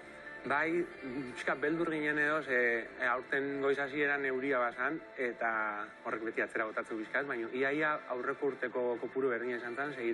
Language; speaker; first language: Basque; native; Basque